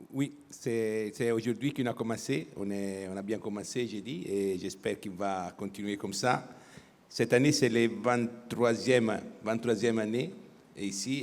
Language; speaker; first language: French; non-native, fluent; Italian